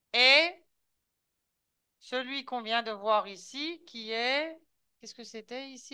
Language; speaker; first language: French; non-native, fluent; Spanish